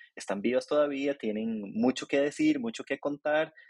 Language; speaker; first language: Spanish; native; Spanish